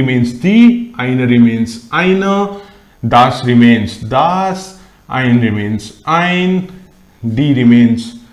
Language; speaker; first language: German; non-native, fluent; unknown